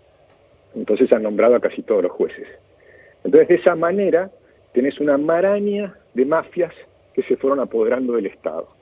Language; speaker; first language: Spanish; native; Spanish